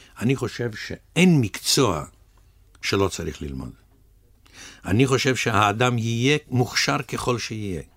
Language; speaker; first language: Hebrew; early bilingual, other home language; Russian